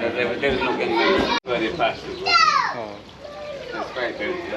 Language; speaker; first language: English; non-native, fluent; Haitian Creole